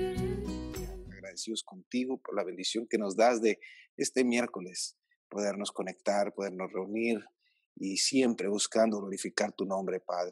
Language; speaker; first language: Spanish; native; Spanish